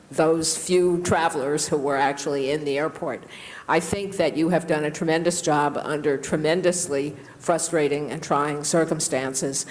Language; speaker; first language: English; native; English